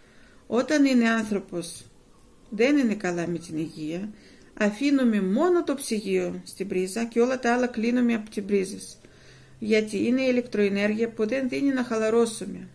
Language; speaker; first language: Greek; non-native, fluent; Russian